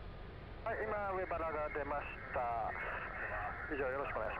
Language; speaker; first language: Japanese; native; Japanese